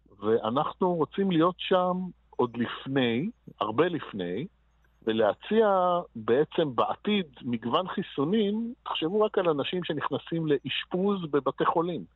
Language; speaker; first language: Hebrew; native; Hebrew